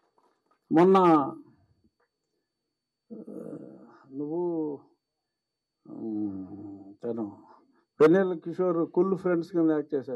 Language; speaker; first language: Telugu; native; Telugu